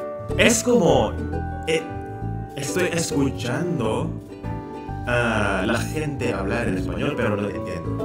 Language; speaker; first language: Spanish; non-native, learner; Indonesian